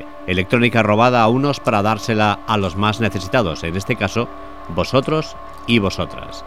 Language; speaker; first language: Spanish; native; Spanish